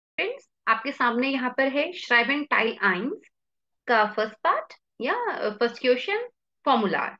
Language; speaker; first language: Hindi; native; Hindi